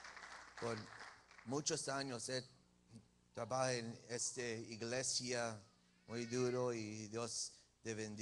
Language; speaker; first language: Spanish; early bilingual, heritage; English